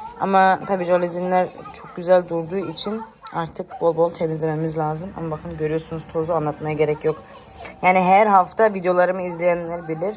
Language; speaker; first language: Turkish; early bilingual, heritage; Turkish